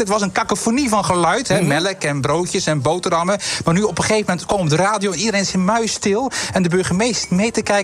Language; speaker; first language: Dutch; native; Dutch